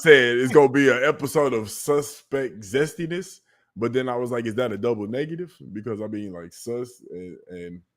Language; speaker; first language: English; native; English